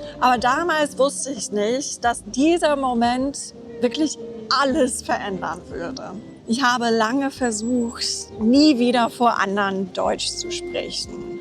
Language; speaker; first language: German; non-native, fluent; English